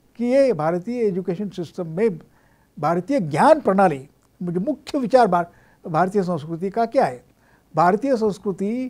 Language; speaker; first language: Hindi; non-native, local second language; Marathi